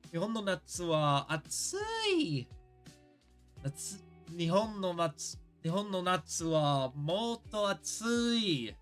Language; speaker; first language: Japanese; non-native, learner; English